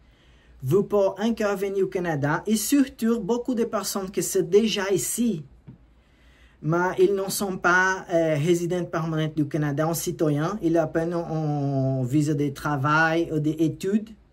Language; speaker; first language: French; non-native, learner; Portuguese